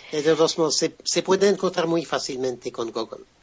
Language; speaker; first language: Spanish; non-native, fluent; French